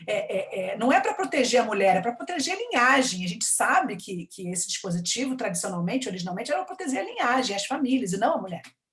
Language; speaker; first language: Portuguese; native; Portuguese